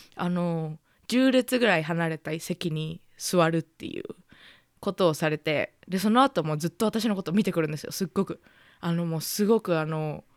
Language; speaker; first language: Japanese; native; Japanese